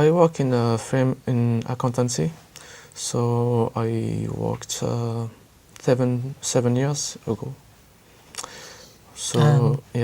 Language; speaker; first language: English; non-native, learner; French